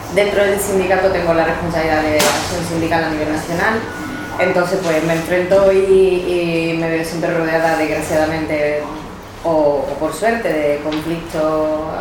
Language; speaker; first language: Spanish; non-native, fluent; Italian